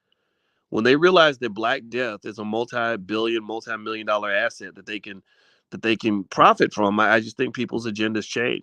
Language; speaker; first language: English; native; English